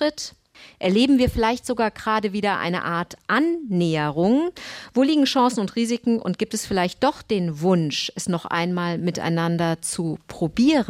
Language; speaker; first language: German; native; German